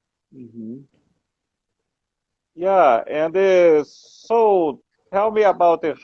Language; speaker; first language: English; non-native, learner; Portuguese